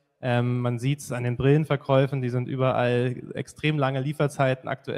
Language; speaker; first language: German; native; German